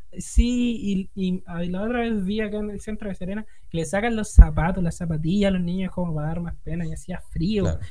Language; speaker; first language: Spanish; native; Spanish